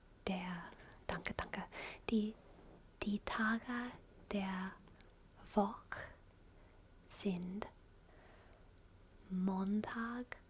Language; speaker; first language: German; non-native, learner; English